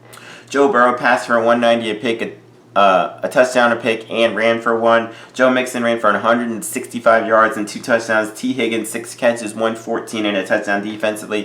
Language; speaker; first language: English; native; English